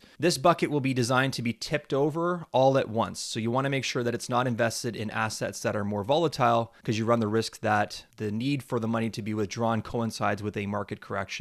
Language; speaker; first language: English; native; English